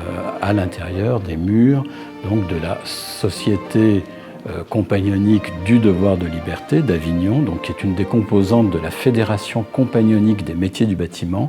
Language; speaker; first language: French; native; French